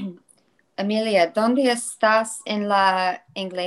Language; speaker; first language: Spanish; non-native, learner; English